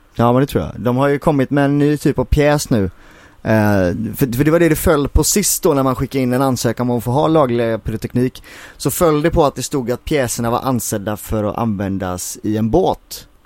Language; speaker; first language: Swedish; native; Swedish